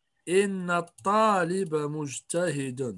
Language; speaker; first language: Arabic; non-native, fluent; English